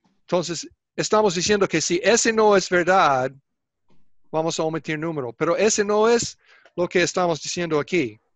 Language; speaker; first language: Spanish; non-native, fluent; English